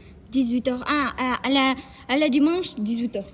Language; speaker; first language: French; non-native, learner; Kazakh